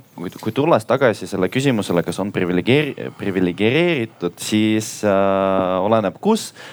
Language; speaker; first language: Estonian; non-native, local second language; Russian